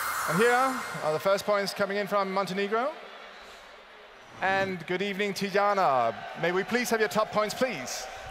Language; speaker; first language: English; non-native, fluent; Danish